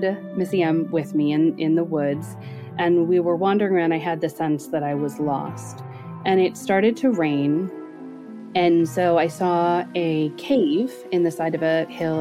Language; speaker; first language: English; native; English